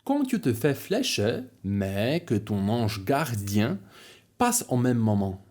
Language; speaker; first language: French; non-native, fluent; Polish